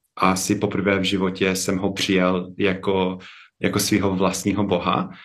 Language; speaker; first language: Czech; non-native, fluent; English